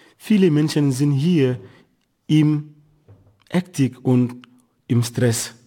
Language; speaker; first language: German; non-native, fluent; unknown